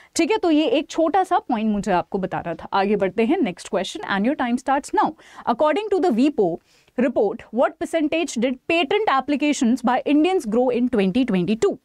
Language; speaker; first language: Hindi; native; Hindi